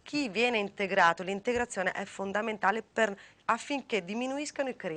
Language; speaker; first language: Italian; native; Italian